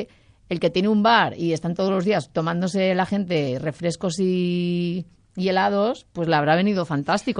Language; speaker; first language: Spanish; native; Spanish